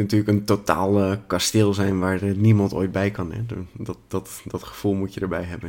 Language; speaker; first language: Dutch; native; Dutch